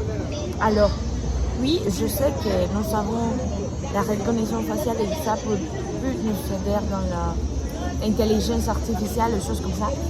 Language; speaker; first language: French; non-native, learner; Spanish